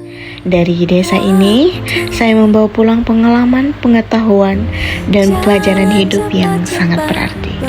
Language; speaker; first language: Indonesian; native; Indonesian